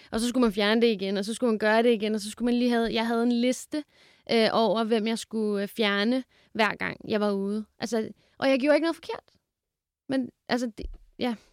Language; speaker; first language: Danish; early bilingual, other home language; Kurdish